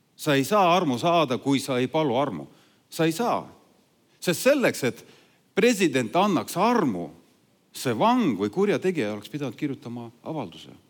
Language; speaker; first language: Estonian; non-native, local second language; Russian